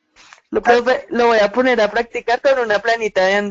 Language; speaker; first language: Spanish; native; Spanish